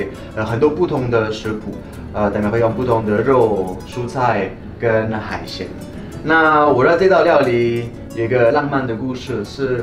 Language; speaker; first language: Chinese; non-native, fluent; French